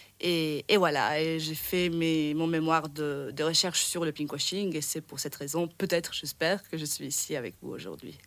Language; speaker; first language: French; non-native, fluent; Italian